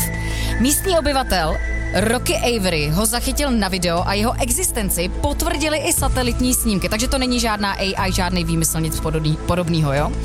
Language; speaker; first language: Czech; native; Czech